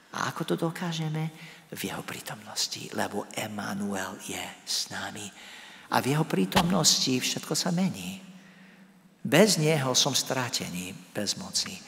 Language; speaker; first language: Slovak; non-native, fluent; English